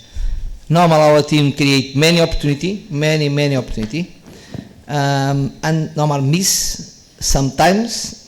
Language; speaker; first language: English; non-native, learner; Portuguese